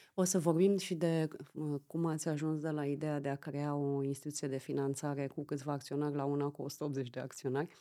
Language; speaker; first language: Romanian; native; Romanian